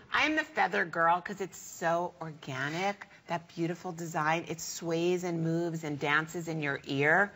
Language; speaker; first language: English; native; English